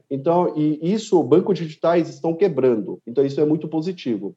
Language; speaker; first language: Portuguese; early bilingual, other home language; Korean